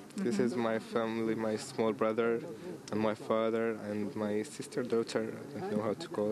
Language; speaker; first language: English; non-native, fluent; Arabic